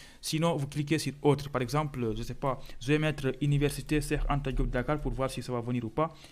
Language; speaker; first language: French; non-native, local second language; Fula